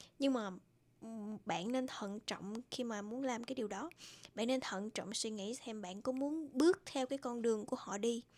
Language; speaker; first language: Vietnamese; native; Vietnamese